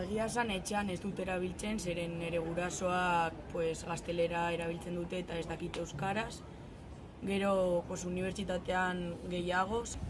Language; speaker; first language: Basque; non-native, local second language; Spanish